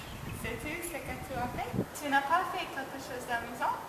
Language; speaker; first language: French; non-native, learner; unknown